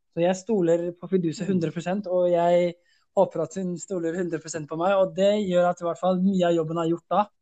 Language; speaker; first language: Norwegian; early bilingual, other home language; Somali